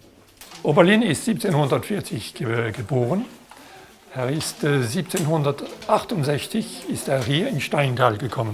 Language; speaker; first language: German; non-native, fluent; French